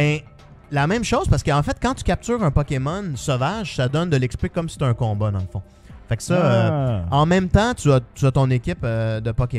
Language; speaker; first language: French; native; French